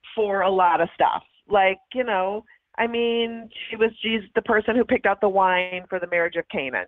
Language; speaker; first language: English; native; English